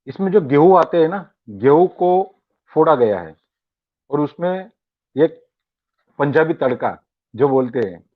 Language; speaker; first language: Hindi; non-native, local second language; Gujarati